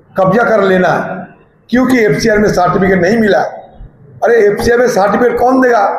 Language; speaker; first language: Hindi; non-native, local second language; Bangla